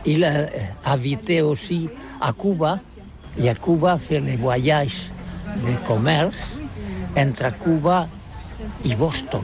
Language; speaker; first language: French; non-native, learner; Catalan